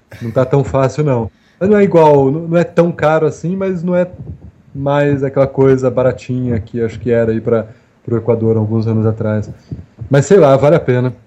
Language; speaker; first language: Portuguese; native; Portuguese